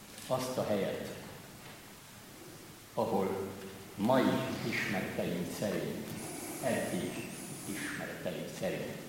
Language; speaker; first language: Hungarian; native; Hungarian